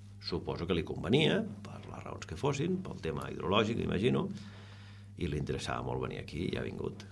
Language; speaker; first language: Catalan; non-native, local second language; Spanish